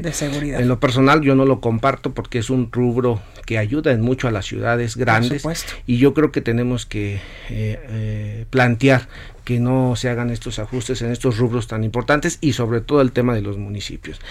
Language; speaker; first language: Spanish; native; Spanish